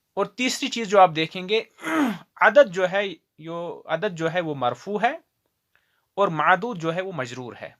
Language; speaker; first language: Urdu; non-native, local second language; Kashmiri